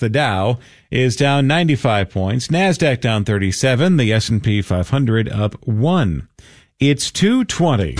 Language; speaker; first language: English; native; English